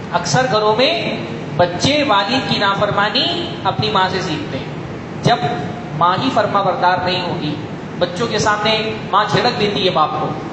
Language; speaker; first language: Urdu; native; Urdu